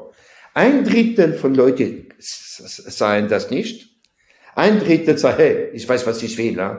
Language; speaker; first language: German; non-native, fluent; French